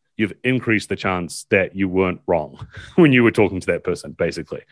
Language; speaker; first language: English; native; English